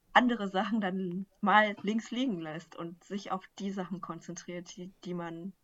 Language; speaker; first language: German; early bilingual, other home language; Vietnamese